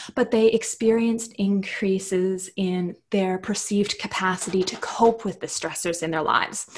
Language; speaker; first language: English; native; English